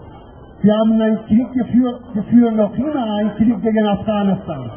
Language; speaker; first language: German; non-native, fluent; Persian